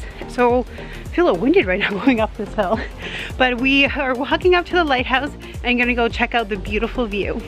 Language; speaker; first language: English; native; English